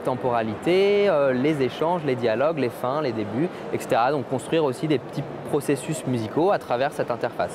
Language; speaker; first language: French; native; French